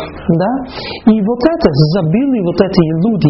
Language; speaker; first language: Russian; non-native, fluent; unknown